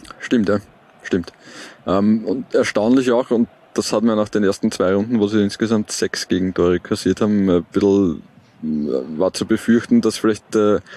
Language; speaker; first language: German; native; German